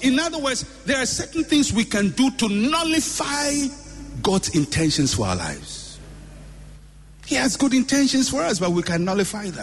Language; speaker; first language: English; non-native, local second language; Akan